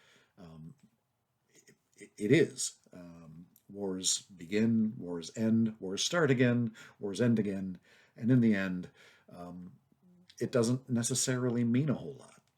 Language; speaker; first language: English; native; English